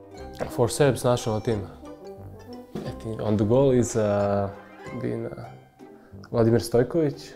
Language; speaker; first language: English; non-native, learner; Serbian